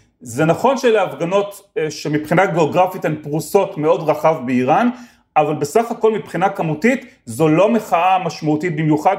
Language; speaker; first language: Hebrew; native; Hebrew